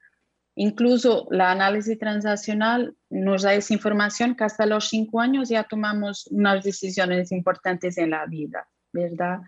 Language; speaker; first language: Spanish; non-native, fluent; Portuguese